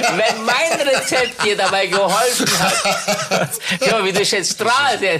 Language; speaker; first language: German; native; German